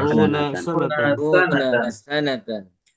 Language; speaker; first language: Arabic; non-native, learner; Indonesian